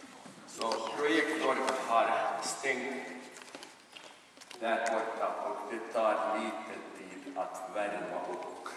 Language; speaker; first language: Swedish; non-native, local second language; Finnish